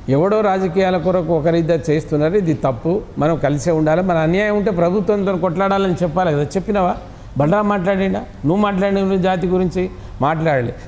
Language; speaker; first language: Telugu; non-native, local second language; Lambadi